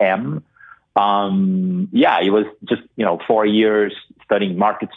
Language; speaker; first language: English; non-native, fluent; Portuguese